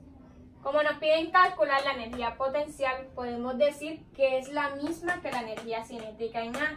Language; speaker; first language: Spanish; native; Spanish